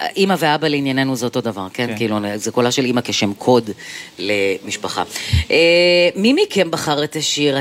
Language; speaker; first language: Hebrew; native; Hebrew